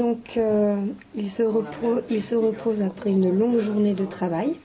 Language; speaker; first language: French; non-native, learner; English